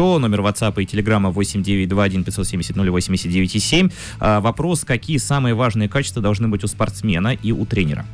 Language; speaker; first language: Russian; native; Russian